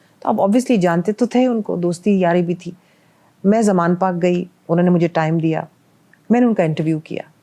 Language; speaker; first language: Urdu; non-native, local second language; Punjabi